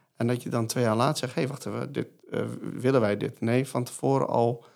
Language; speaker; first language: Dutch; non-native, fluent; Persian